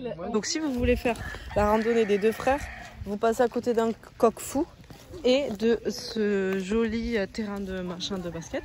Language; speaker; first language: French; native; French